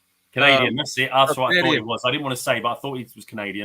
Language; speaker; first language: English; native; English